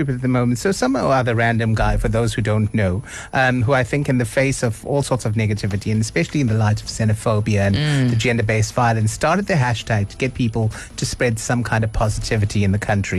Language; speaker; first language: English; native; English